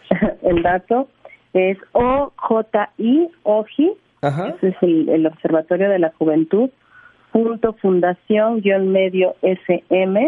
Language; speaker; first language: Spanish; native; Spanish